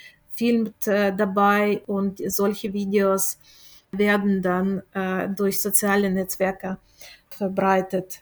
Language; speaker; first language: German; non-native, fluent; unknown